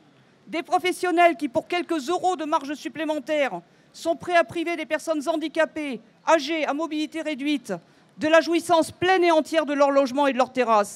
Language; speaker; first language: French; native; French